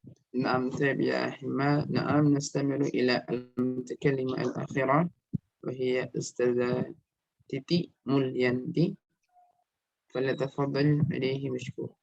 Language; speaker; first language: Arabic; non-native, fluent; Indonesian